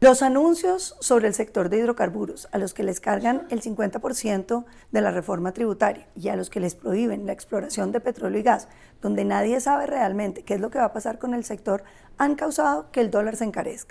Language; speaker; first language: Spanish; native; Spanish